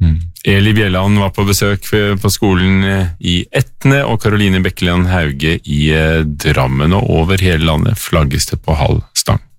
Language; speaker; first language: Norwegian; native; Norwegian